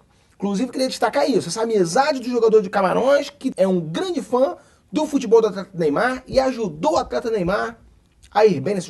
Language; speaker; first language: Portuguese; native; Portuguese